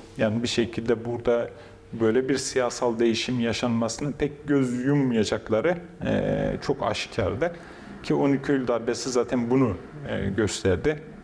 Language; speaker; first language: Turkish; non-native, local second language; Kurdish